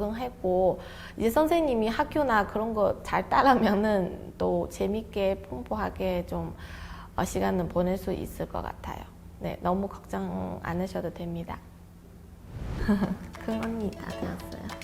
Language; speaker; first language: Korean; non-native, fluent; Chinese